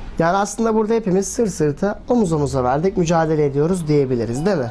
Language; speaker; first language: Turkish; native; Turkish